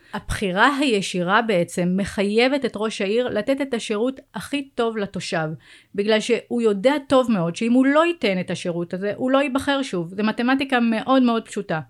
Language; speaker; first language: Hebrew; native; Hebrew